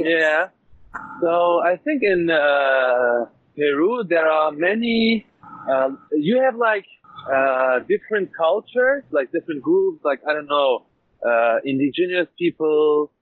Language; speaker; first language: English; non-native, learner; German